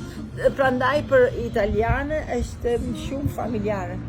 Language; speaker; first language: Albanian; non-native, learner; Italian